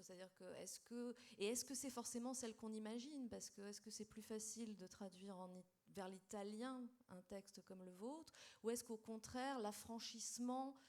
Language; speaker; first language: French; native; French